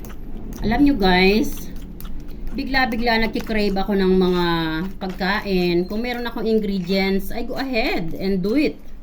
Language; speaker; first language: Filipino; native; Filipino